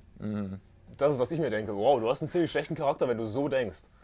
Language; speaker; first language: German; native; German